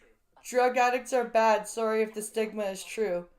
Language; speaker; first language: English; native; English